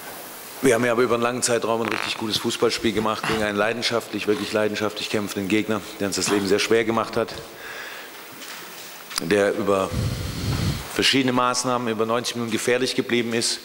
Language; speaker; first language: German; native; German